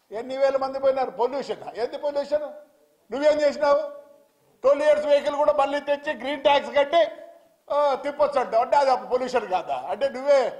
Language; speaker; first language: Telugu; native; Telugu